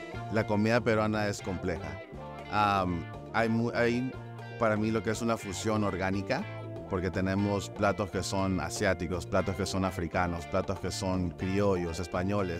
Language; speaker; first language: Spanish; early bilingual, other home language; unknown